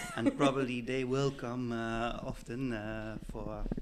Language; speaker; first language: English; non-native, fluent; Dutch